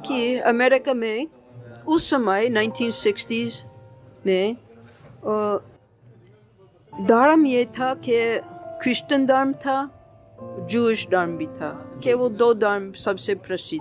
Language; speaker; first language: Hindi; non-native, fluent; English